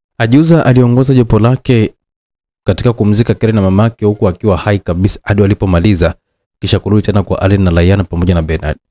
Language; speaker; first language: Swahili; native; Swahili